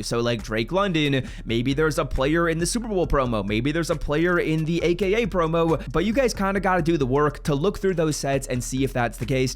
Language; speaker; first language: English; native; English